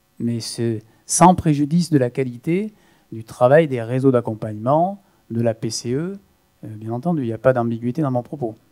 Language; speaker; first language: French; native; French